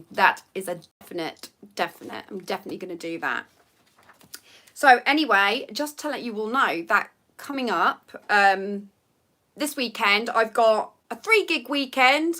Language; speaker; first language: English; native; English